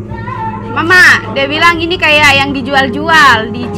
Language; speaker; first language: Indonesian; native; Indonesian